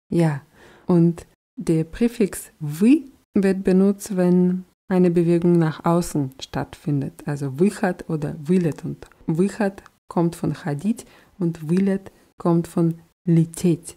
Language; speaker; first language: German; non-native, fluent; Russian